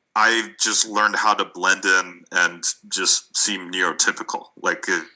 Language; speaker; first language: English; non-native, fluent; Russian